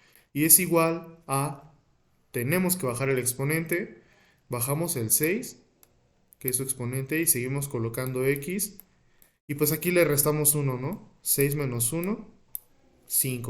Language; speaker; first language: Spanish; native; Spanish